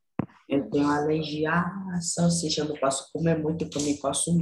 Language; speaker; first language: Portuguese; native; Portuguese